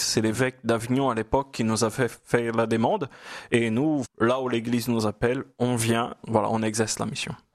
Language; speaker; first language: French; non-native, fluent; Portuguese